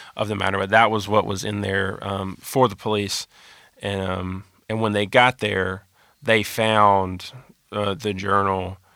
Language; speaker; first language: English; native; English